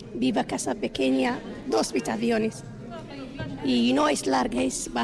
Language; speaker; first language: Spanish; non-native, learner; Arabic